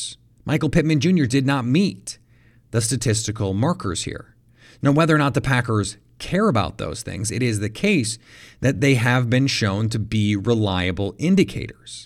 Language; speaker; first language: English; native; English